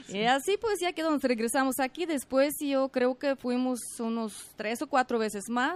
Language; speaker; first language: Spanish; non-native, fluent; Russian